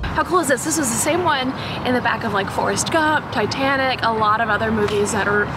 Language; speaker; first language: English; native; English